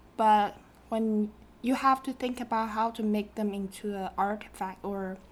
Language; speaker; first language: English; non-native, fluent; Chinese